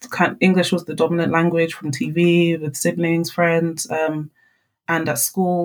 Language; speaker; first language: English; non-native, local second language; Akan